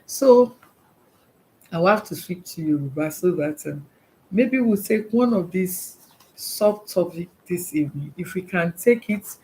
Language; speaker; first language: English; non-native, local second language; Yoruba